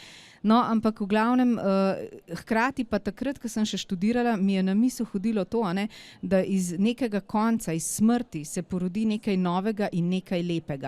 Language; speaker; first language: Slovenian; native; Slovenian